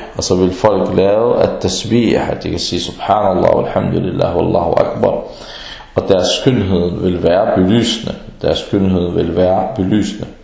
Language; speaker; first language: Danish; early bilingual, other home language; Arabic